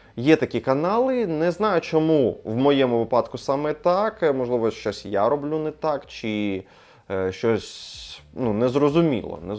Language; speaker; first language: Ukrainian; non-native, local second language; Russian